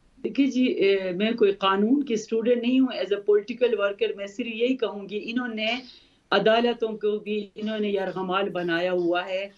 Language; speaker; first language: Urdu; non-native, local second language; Khowar